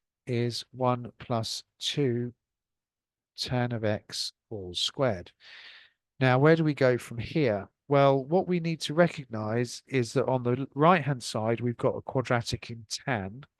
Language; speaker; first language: English; native; English